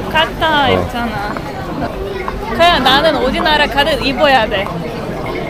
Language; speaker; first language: Korean; non-native, learner; Russian